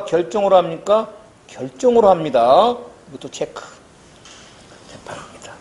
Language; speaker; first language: Korean; native; Korean